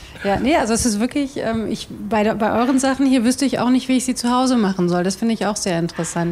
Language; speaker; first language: German; native; German